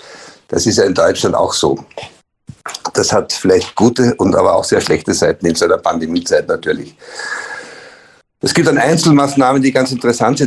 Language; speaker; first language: German; native; German